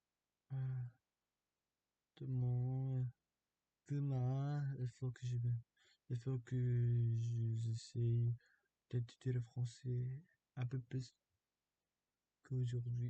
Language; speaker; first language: French; non-native, learner; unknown